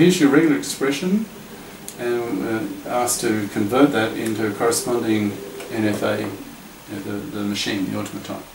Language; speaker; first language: English; native; English